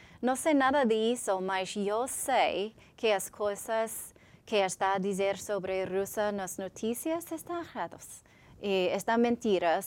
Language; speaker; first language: Portuguese; non-native, learner; English